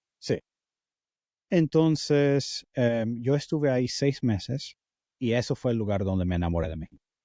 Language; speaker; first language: Spanish; non-native, fluent; English